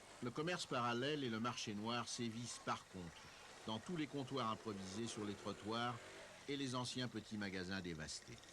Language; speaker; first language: French; native; French